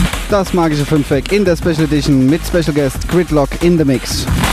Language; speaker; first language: German; native; German